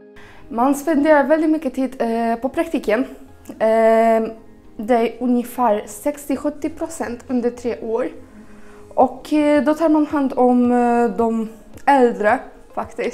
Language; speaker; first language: Swedish; early bilingual, other home language; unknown